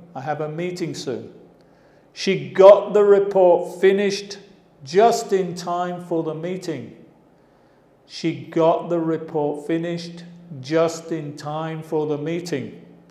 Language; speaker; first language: English; native; English